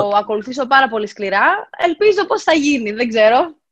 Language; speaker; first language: Greek; native; Greek